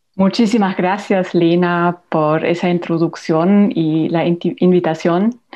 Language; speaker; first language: Spanish; non-native, fluent; German